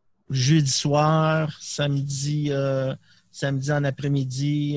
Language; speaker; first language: French; native; French